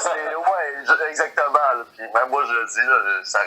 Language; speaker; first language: French; native; French